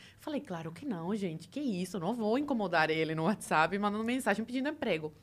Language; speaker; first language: Portuguese; early bilingual, other home language; Spanish